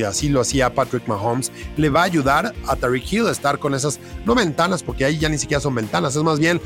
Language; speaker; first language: Spanish; native; Spanish